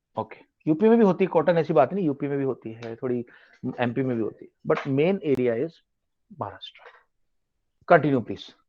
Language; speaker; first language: Hindi; native; Hindi